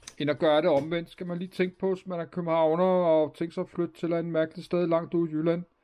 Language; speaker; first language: Danish; native; Danish